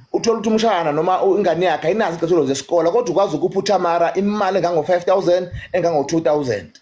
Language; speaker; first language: Zulu; native; Zulu